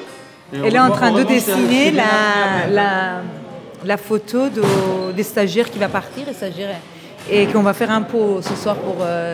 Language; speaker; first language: French; non-native, fluent; Persian